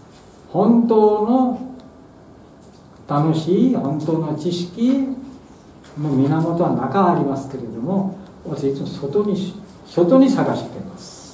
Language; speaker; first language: Japanese; non-native, fluent; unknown